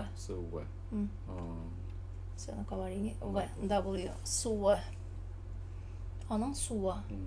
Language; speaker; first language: Japanese; non-native, learner; Tatar